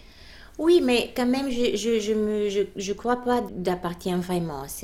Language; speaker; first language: French; non-native, fluent; Bulgarian